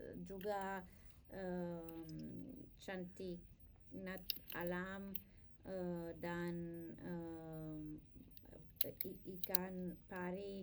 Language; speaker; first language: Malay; non-native, learner; English